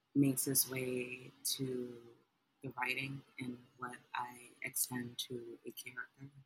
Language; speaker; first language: English; native; English